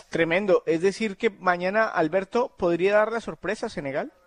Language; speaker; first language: Spanish; native; Spanish